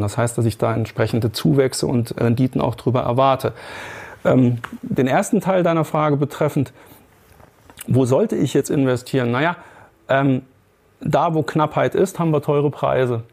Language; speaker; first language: German; native; German